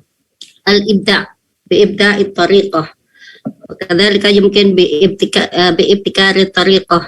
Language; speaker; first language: Arabic; non-native, fluent; Indonesian